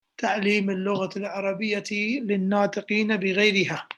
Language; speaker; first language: Arabic; non-native, fluent; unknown